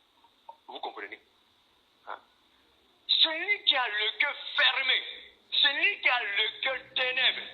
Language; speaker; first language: French; non-native, fluent; Korean